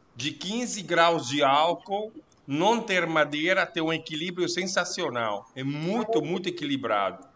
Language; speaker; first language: Portuguese; non-native, fluent; Italian